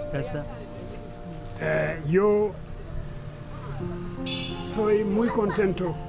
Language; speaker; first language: Spanish; non-native, learner; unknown